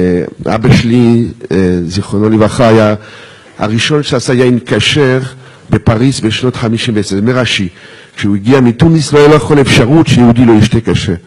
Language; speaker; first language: Hebrew; non-native, fluent; French